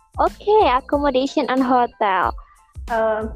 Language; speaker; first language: English; non-native, learner; Indonesian